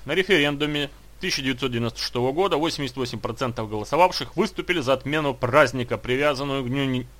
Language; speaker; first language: Russian; native; Russian